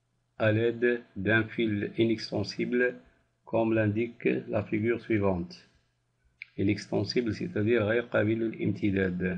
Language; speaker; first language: French; non-native, local second language; Arabic